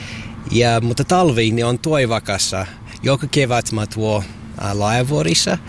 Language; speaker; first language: Finnish; non-native, learner; English